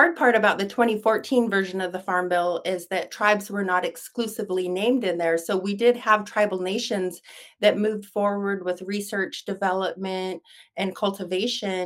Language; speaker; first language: English; native; English